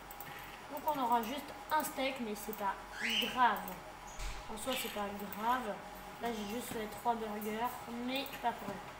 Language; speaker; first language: French; native; French